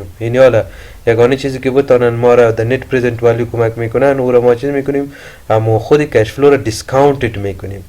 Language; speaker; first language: Persian; native; Persian